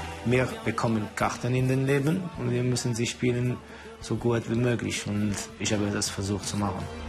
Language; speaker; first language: German; non-native, fluent; Estonian